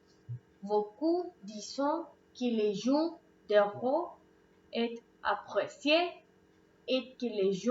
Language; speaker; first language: French; non-native, learner; Spanish